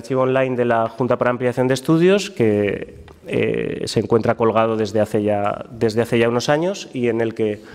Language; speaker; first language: Spanish; native; Spanish